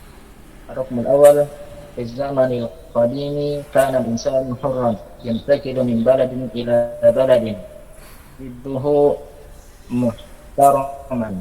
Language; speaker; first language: Arabic; non-native, learner; Indonesian